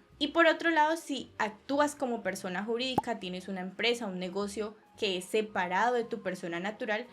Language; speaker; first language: Spanish; native; Spanish